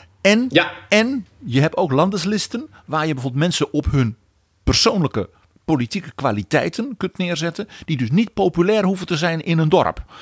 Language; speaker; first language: Dutch; native; Dutch